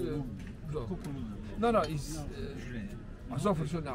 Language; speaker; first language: German; non-native, learner; Slovenian